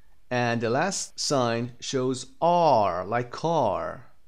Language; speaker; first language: English; non-native, fluent; Persian